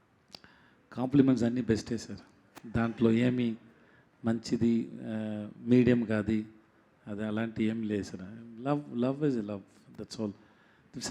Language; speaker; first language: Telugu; non-native, learner; Tamil